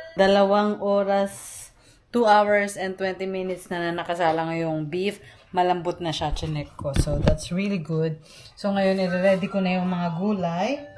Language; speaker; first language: Filipino; native; Filipino